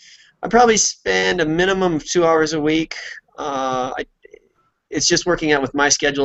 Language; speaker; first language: English; native; English